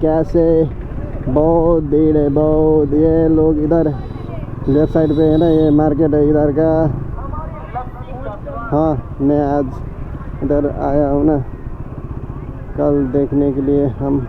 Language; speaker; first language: Hindi; non-native, learner; Nepali